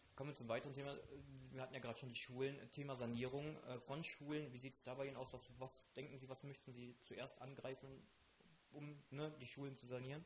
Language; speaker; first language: German; native; German